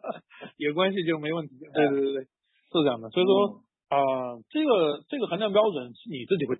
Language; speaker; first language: Chinese; native; Chinese